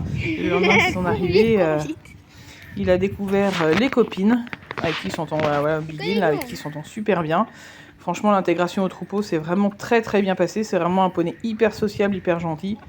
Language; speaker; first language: French; native; French